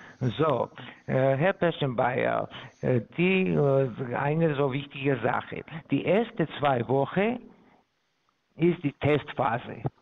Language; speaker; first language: German; non-native, fluent; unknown